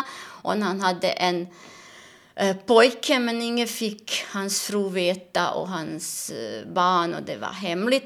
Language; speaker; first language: Swedish; non-native, fluent; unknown